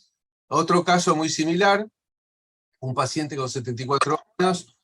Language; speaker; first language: Spanish; native; Spanish